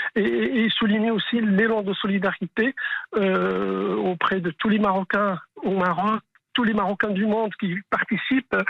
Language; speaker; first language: French; non-native, local second language; Arabic